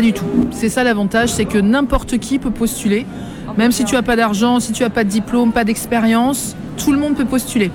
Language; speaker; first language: French; native; French